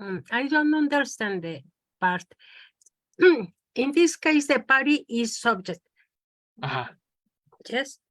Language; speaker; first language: English; non-native, learner; Spanish